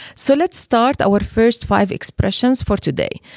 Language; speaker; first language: English; non-native, fluent; Arabic